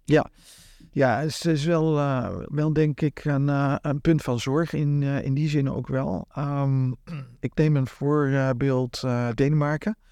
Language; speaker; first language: Dutch; native; Dutch